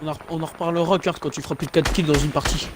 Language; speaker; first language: French; native; French